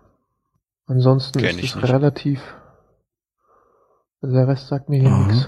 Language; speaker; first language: German; native; German